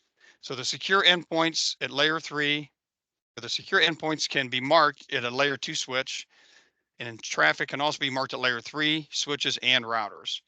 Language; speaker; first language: English; native; English